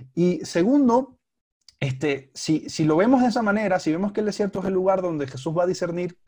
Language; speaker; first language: Spanish; native; Spanish